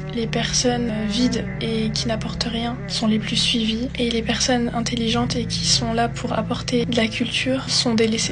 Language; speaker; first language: French; native; French